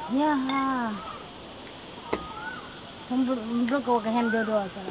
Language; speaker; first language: Swedish; non-native, learner; Thai